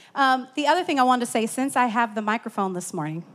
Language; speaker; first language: English; native; English